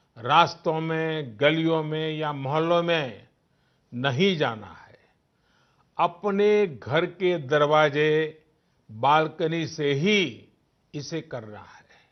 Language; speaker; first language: Hindi; non-native, local second language; Gujarati